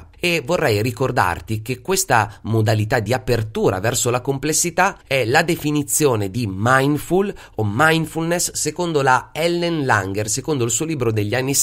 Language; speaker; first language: Italian; native; Italian